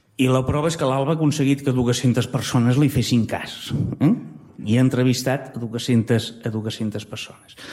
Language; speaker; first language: Catalan; native; Catalan